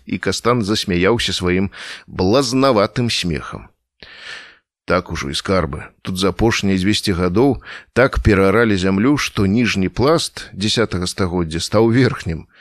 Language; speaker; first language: Belarusian; native; Belarusian